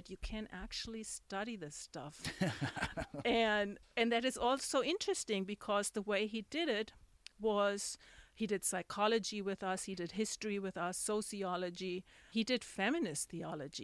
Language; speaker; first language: English; non-native, fluent; German